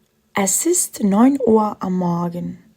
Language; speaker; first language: German; non-native, fluent; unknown